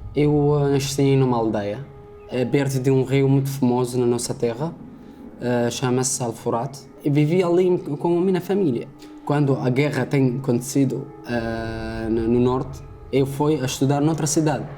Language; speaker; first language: Portuguese; non-native, learner; Arabic